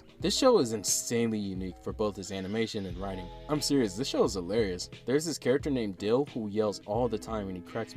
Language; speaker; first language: English; native; English